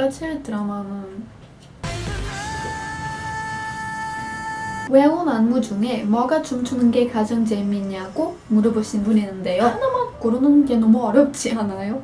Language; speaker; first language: Korean; non-native, fluent; Portuguese